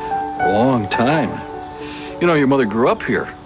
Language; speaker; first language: English; native; English